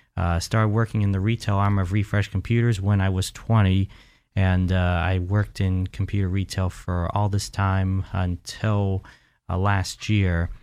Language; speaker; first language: English; native; English